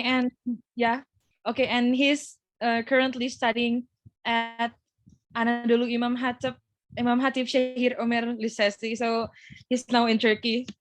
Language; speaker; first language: English; non-native, fluent; Indonesian